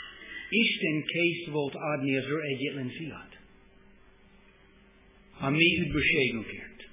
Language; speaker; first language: Hungarian; non-native, fluent; English